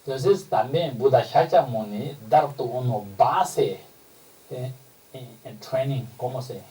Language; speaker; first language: Spanish; non-native, learner; Tibetan